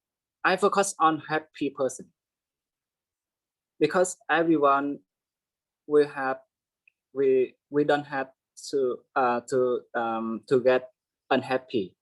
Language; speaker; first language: English; non-native, learner; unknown